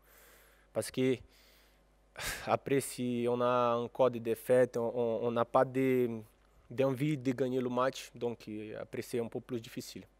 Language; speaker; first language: French; non-native, fluent; Portuguese